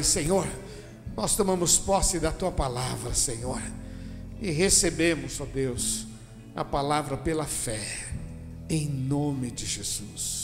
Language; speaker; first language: Portuguese; native; Portuguese